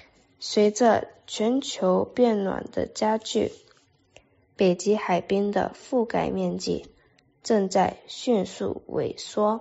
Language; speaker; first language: Chinese; early bilingual, other home language; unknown